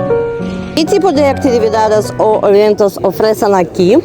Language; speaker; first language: Spanish; non-native, learner; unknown